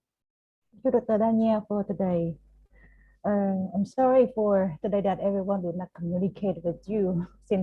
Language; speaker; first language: English; non-native, fluent; Khmer